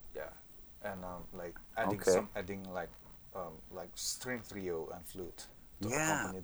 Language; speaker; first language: English; non-native, fluent; Indonesian